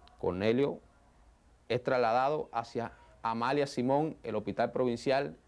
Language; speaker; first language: Spanish; native; Spanish